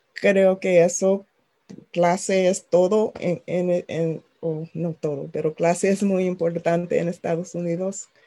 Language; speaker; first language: Spanish; non-native, fluent; English